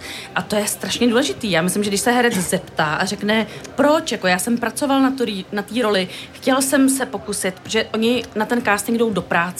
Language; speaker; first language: Czech; native; Czech